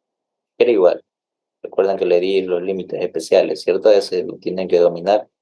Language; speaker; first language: Spanish; native; Spanish